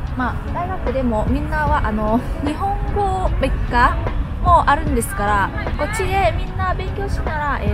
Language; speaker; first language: Japanese; non-native, learner; Vietnamese